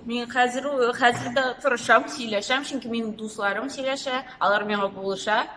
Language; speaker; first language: Tatar; non-native, local second language; Russian